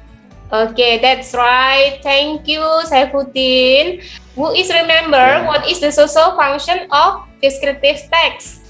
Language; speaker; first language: English; non-native, learner; Indonesian